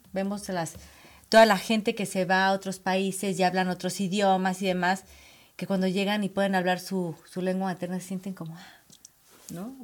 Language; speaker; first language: Spanish; native; Spanish